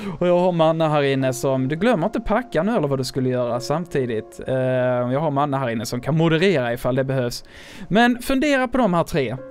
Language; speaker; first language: Swedish; native; Swedish